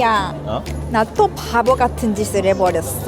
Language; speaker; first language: Korean; non-native, learner; Japanese